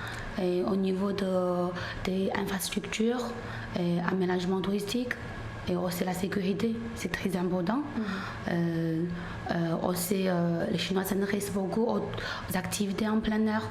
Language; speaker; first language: French; non-native, learner; Chinese